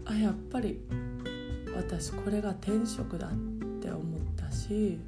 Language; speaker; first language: Japanese; native; Japanese